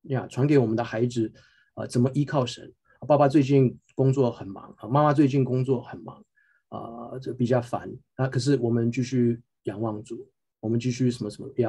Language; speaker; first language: Chinese; early bilingual, heritage; Chinese